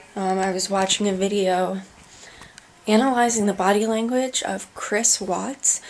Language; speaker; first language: English; native; English